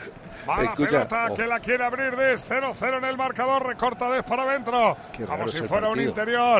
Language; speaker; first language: Spanish; native; Spanish